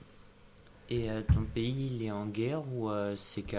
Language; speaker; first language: French; native; French